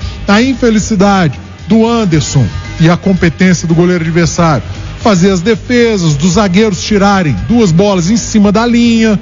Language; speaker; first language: Portuguese; native; Portuguese